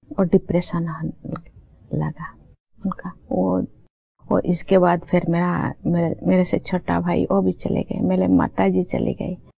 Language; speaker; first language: Hindi; non-native, local second language; Santali